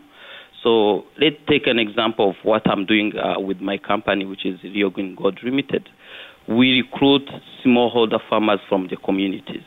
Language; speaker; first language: English; non-native, local second language; Kinyarwanda